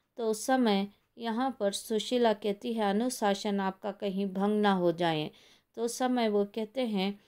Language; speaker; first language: Hindi; non-native, local second language; Kannada